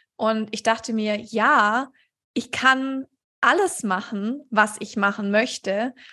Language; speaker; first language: German; native; German